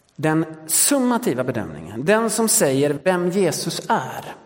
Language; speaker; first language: Swedish; early bilingual, other home language; Danish